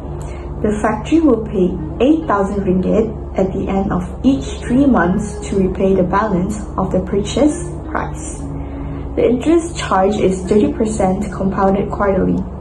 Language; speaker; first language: English; non-native, local second language; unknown